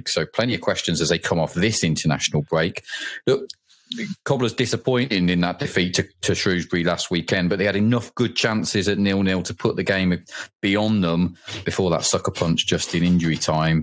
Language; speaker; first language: English; native; English